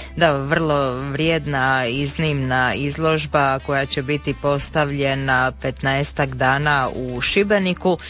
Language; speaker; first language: Serbian; native; Serbian